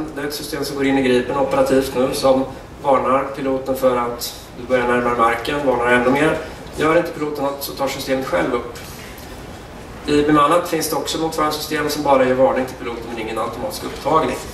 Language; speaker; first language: Swedish; native; Swedish